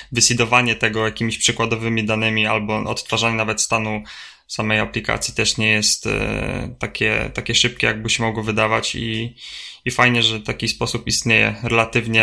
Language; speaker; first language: Polish; native; Polish